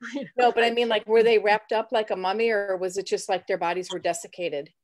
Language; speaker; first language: English; native; English